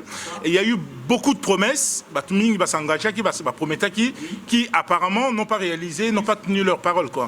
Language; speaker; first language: French; non-native, local second language; Lingala